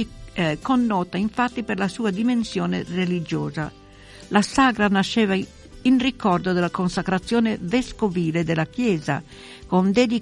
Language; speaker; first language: Italian; native; Italian